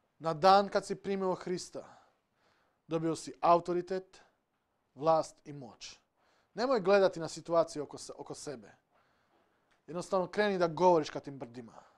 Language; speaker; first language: Serbian; non-native, local second language; Slovak